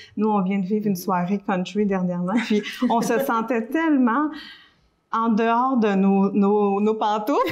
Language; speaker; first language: French; early bilingual, other home language; Spanish